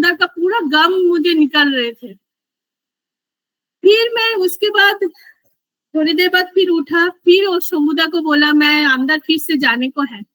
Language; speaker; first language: Hindi; non-native, local second language; Bangla